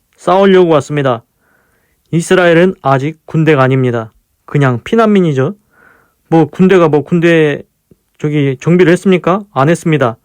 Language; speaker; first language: Korean; native; Korean